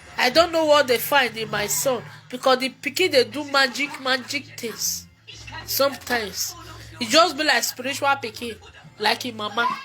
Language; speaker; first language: Nigerian Pidgin; native; Nigerian Pidgin